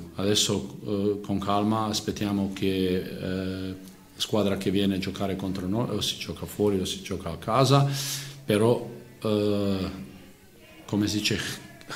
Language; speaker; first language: Italian; non-native, fluent; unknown